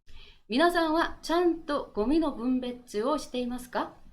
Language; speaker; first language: Japanese; non-native, fluent; Korean